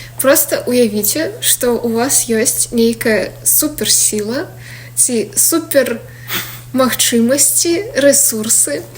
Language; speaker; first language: Belarusian; non-native, local second language; Russian